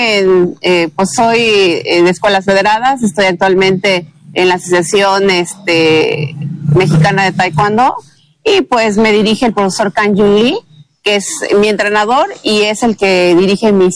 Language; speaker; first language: Spanish; native; Spanish